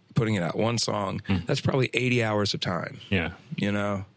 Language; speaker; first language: English; native; English